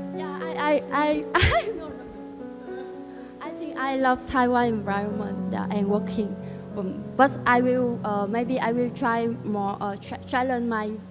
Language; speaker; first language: English; non-native, learner; Vietnamese